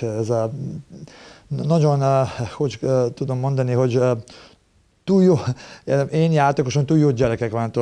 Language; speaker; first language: Hungarian; non-native, learner; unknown